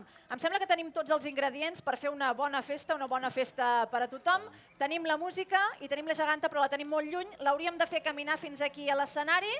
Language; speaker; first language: Catalan; native; Catalan